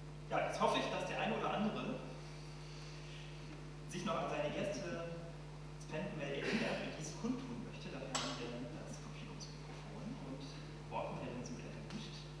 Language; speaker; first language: German; native; German